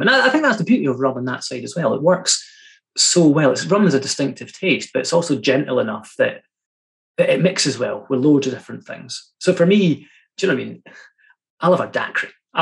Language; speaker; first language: English; native; English